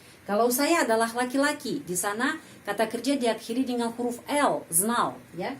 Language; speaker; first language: Indonesian; non-native, fluent; Russian